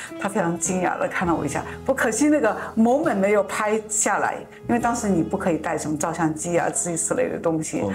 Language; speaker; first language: Chinese; native; Chinese